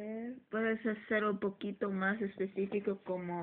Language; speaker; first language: Spanish; early bilingual, heritage; English